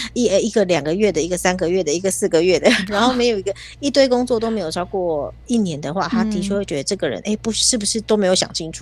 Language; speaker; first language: Chinese; native; Chinese